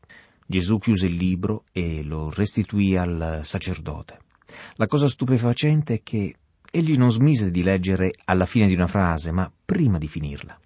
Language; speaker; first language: Italian; native; Italian